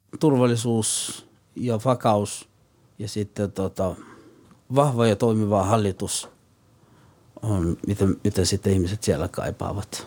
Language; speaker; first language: Finnish; non-native, fluent; Somali